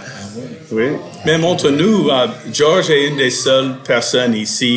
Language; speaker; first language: French; non-native, fluent; English